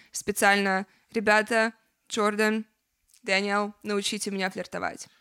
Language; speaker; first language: Russian; native; Russian